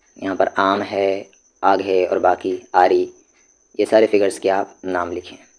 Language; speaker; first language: Urdu; native; Urdu